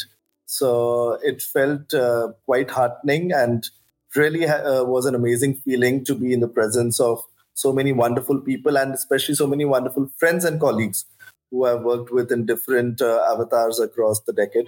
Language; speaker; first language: English; non-native, local second language; Hindi